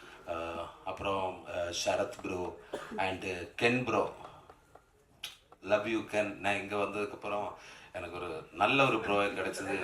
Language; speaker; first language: Tamil; non-native, learner; Malayalam